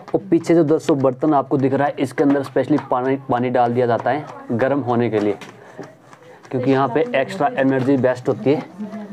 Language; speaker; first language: Hindi; native; Hindi